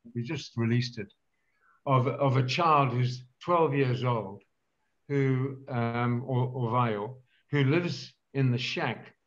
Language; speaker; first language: English; native; English